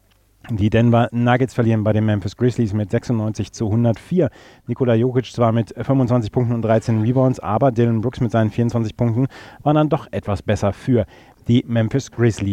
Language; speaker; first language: German; native; German